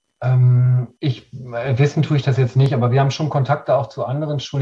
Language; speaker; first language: German; native; German